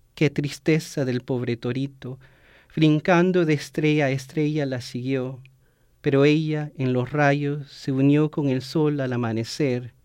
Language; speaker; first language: Spanish; early bilingual, heritage; Spanish